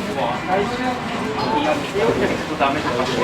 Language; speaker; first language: Japanese; native; Japanese